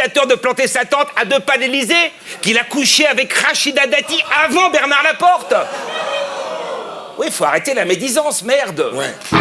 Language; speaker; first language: French; native; French